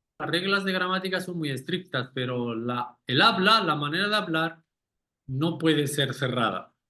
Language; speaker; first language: Spanish; native; Spanish